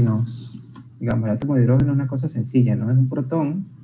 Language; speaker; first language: Spanish; native; Spanish